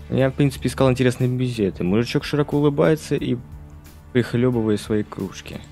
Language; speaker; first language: Russian; native; Russian